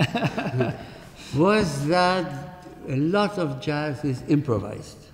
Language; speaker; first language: English; non-native, fluent; Spanish